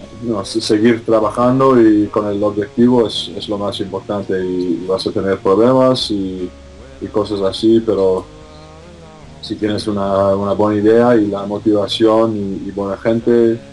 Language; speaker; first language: Spanish; non-native, fluent; English